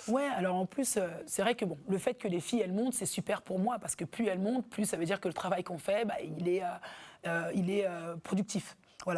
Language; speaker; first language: French; native; French